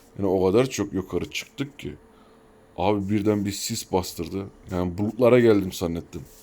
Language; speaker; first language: Turkish; early bilingual, heritage; Turkish